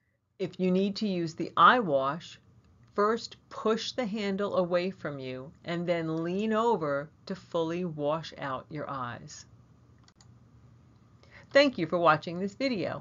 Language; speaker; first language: English; native; English